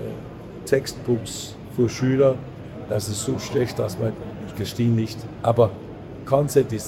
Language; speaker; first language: German; non-native, learner; Danish